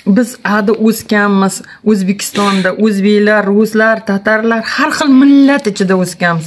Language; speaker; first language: Uzbek; non-native, local second language; Tatar